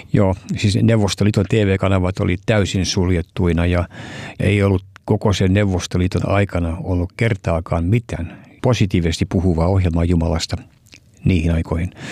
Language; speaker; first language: Finnish; early bilingual, heritage; Finnish